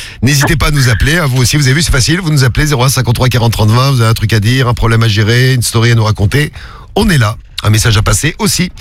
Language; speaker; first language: French; native; French